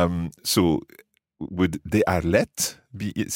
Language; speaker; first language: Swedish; non-native, learner; English